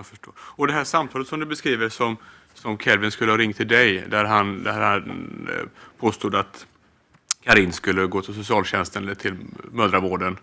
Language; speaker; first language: Swedish; native; Swedish